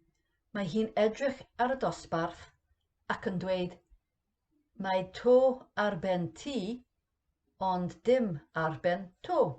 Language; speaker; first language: Welsh; non-native, learner; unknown